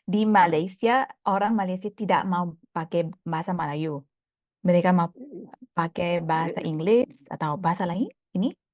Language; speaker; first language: Indonesian; non-native, fluent; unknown